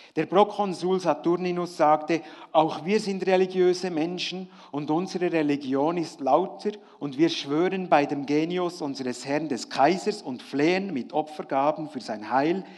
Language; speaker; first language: German; native; German